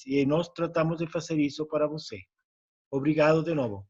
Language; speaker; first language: Portuguese; non-native, learner; Spanish